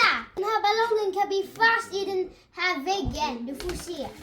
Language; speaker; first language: Swedish; early bilingual, other home language; Filipino